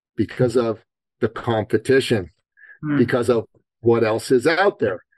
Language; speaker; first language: English; early bilingual, other home language; Persian